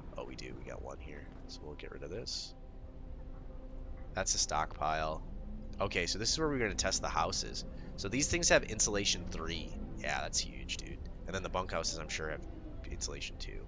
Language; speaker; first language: English; native; English